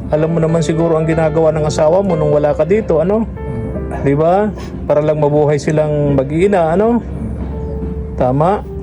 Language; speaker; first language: Filipino; native; Filipino